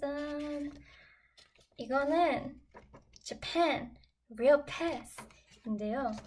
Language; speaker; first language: Korean; non-native, learner; English